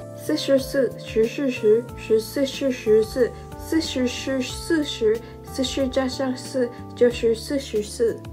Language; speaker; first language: Chinese; non-native, learner; Korean